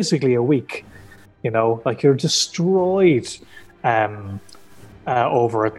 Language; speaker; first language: English; native; English